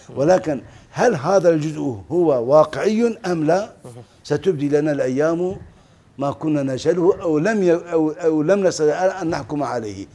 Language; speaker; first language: Arabic; non-native, fluent; Turkish